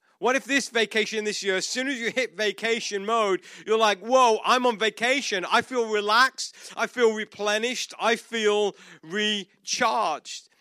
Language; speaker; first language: English; native; English